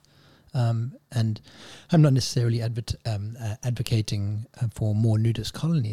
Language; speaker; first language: English; native; English